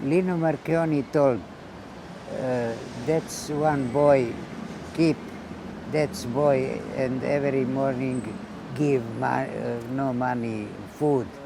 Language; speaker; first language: English; non-native, learner; Ladino